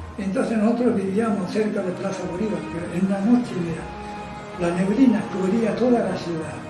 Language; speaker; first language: Spanish; non-native, fluent; Japanese